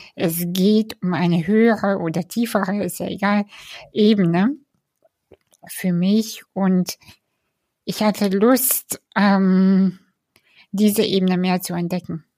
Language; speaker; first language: German; early bilingual, other home language; Russian